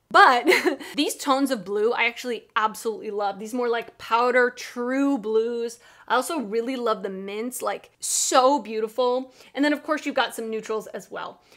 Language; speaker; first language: English; native; English